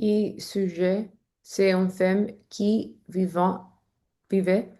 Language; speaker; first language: French; non-native, learner; English